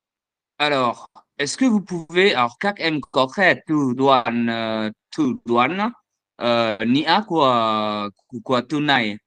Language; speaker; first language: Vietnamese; non-native, learner; French